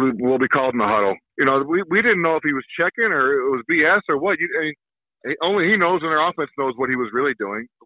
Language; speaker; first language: English; native; English